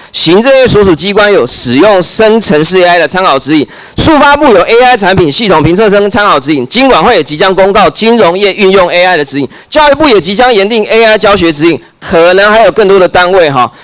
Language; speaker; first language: Chinese; native; Chinese